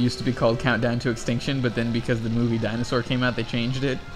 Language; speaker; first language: English; native; English